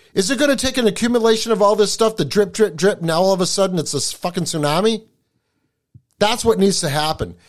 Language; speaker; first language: English; native; English